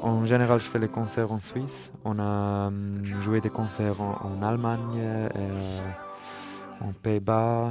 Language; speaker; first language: French; non-native, learner; German